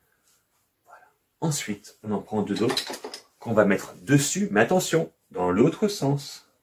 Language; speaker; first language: French; native; French